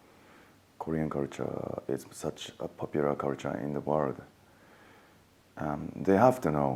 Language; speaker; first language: English; non-native, fluent; Japanese